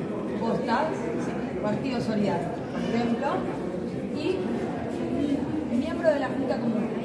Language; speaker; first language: Spanish; native; Spanish